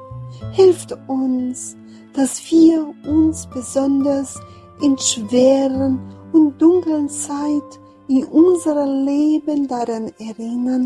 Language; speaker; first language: German; non-native, fluent; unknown